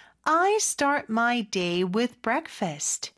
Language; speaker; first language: English; non-native, fluent; Korean